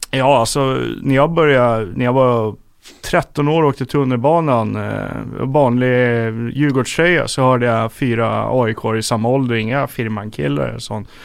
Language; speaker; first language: Swedish; native; Swedish